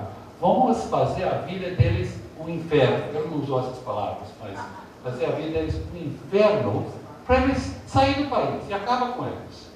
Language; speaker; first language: Portuguese; early bilingual, heritage; Portuguese